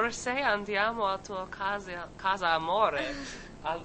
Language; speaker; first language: Italian; non-native, learner; English